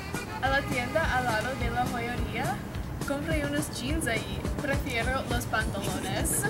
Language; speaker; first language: Spanish; non-native, learner; English